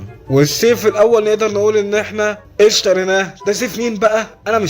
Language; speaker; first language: Arabic; native; Arabic